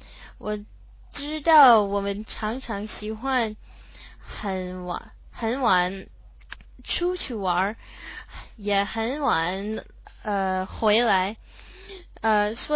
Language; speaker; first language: Chinese; non-native, learner; English